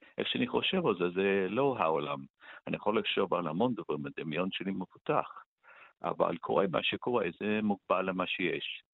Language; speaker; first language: Hebrew; non-native, fluent; English